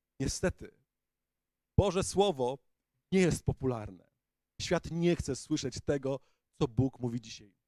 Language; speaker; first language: Polish; native; Polish